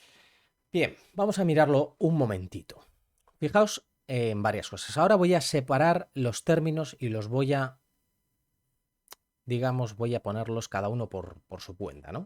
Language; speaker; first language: Spanish; native; Spanish